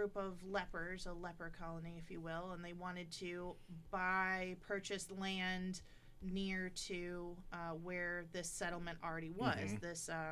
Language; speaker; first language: English; native; English